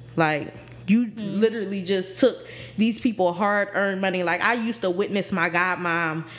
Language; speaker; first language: English; native; English